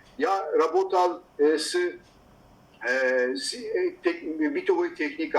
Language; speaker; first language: Russian; non-native, learner; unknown